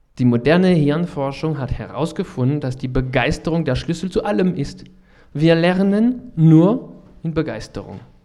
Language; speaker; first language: German; non-native, fluent; French